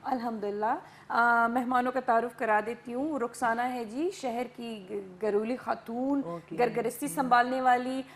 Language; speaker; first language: Urdu; non-native, local second language; Pashto